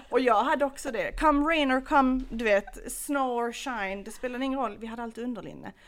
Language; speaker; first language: Swedish; early bilingual, other home language; Bosnian